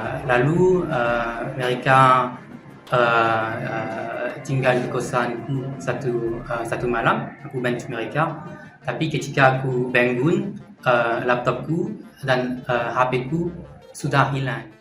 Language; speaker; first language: Indonesian; non-native, learner; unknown